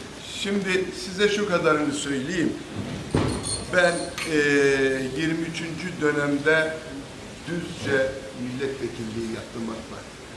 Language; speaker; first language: Turkish; native; Turkish